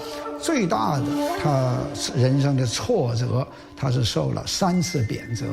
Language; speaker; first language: Chinese; native; Chinese